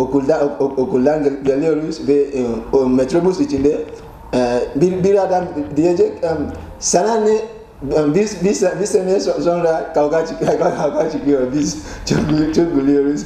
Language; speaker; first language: Turkish; non-native, learner; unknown